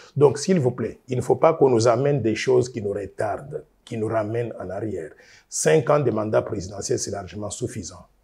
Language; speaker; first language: French; non-native, local second language; Luba-Lulua